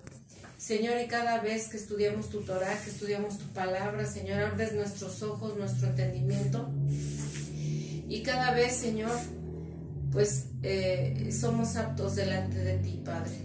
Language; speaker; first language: Spanish; native; Spanish